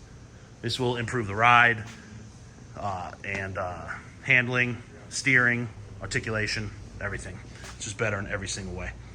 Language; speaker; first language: English; native; English